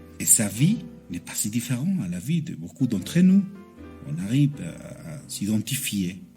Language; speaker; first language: French; non-native, fluent; Spanish